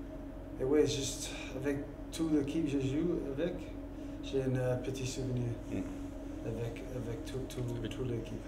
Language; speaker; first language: French; non-native, learner; English